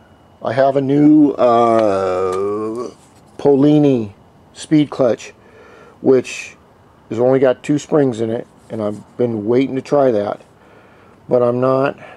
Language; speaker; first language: English; native; English